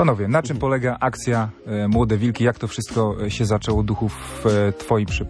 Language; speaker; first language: Polish; native; Polish